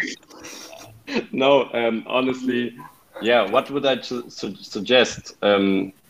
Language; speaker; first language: English; non-native, fluent; German